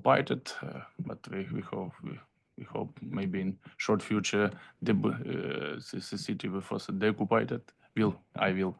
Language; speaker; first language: English; non-native, learner; Ukrainian